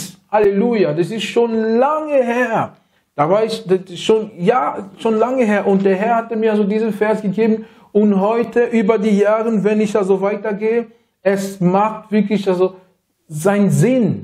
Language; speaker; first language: German; non-native, fluent; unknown